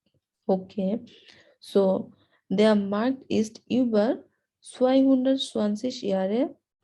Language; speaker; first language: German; non-native, learner; Bangla